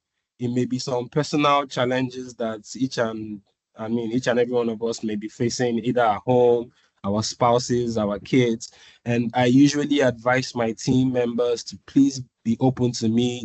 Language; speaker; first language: English; non-native, local second language; Yoruba